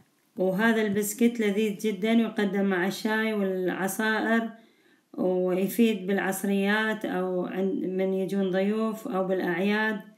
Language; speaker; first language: Arabic; native; Arabic